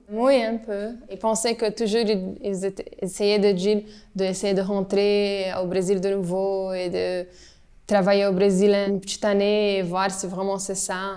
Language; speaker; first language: French; early bilingual, heritage; French